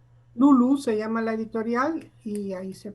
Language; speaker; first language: Spanish; native; Spanish